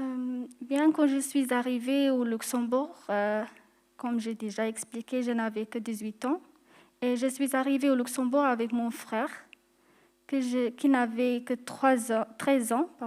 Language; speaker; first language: French; non-native, fluent; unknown